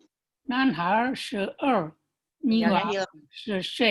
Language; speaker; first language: Chinese; non-native, learner; Indonesian